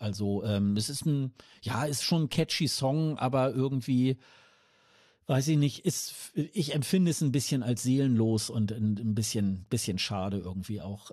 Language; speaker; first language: German; native; German